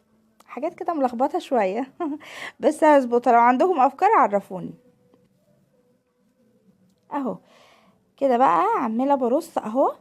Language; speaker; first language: Arabic; native; Arabic